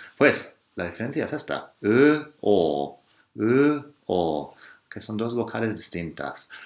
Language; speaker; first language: Spanish; non-native, fluent; English